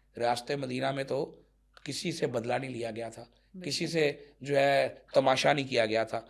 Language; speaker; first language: Urdu; non-native, local second language; Punjabi